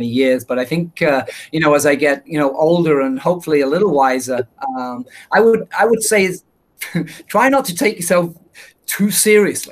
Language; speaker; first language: English; native; English